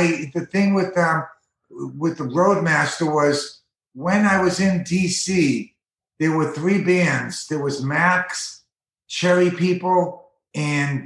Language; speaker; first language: English; native; English